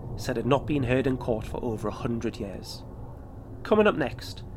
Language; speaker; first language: English; native; English